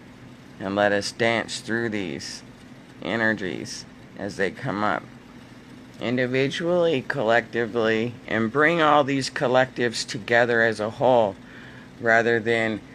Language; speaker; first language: English; native; English